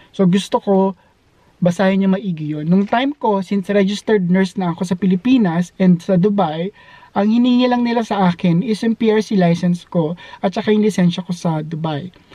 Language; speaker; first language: Filipino; native; Filipino